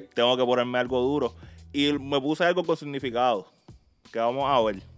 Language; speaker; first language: Spanish; native; Spanish